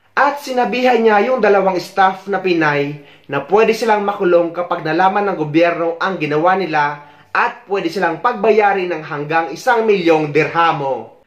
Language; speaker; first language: Filipino; native; Filipino